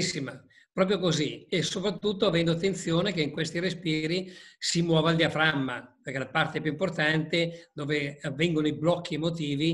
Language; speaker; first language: Italian; native; Italian